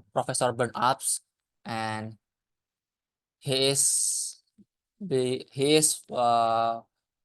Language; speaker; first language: English; non-native, learner; Indonesian